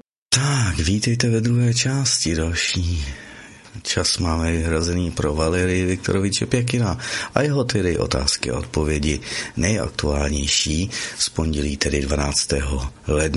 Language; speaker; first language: Czech; native; Czech